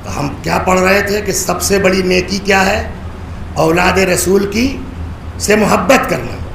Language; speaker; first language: Urdu; native; Urdu